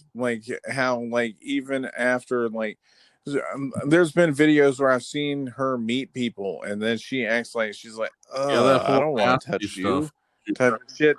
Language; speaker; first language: English; native; English